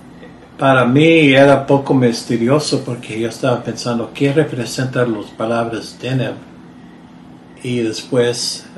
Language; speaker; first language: Spanish; early bilingual, heritage; Spanish